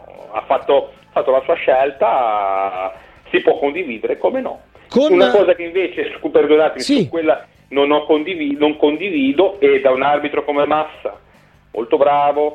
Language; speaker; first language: Italian; native; Italian